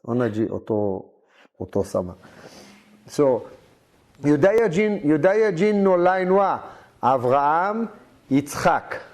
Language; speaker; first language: Japanese; non-native, learner; Hebrew